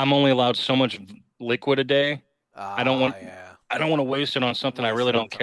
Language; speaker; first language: English; native; English